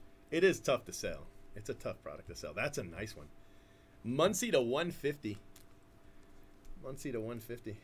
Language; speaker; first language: English; native; English